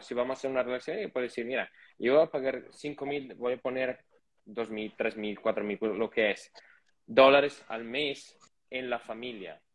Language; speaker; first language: Spanish; non-native, fluent; Italian